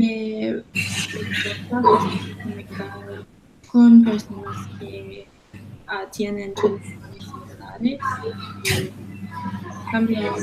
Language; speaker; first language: Spanish; non-native, learner; English